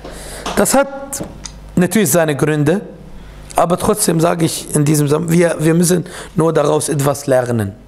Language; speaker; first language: German; non-native, fluent; Arabic